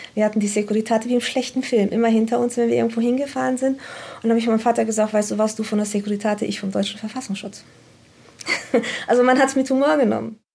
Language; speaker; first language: German; non-native, fluent; Romanian